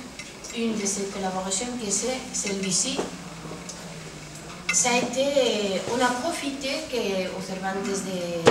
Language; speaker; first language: French; non-native, fluent; Spanish